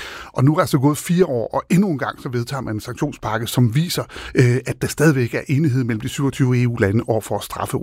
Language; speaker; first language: Danish; native; Danish